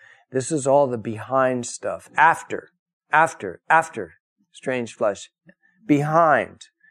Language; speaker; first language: English; native; English